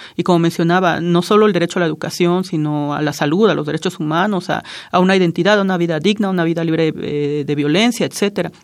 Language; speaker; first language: Spanish; non-native, local second language; Zapotec